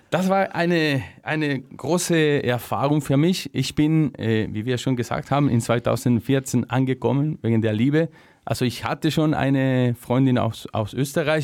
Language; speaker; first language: German; non-native, fluent; Spanish